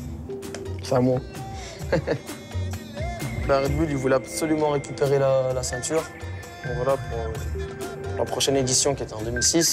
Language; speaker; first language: French; native; French